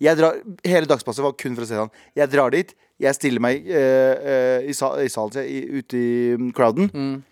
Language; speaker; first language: Norwegian; early bilingual, other home language; Kurdish